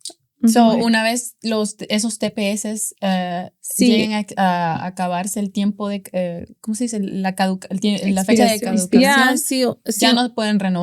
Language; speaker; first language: Spanish; native; Spanish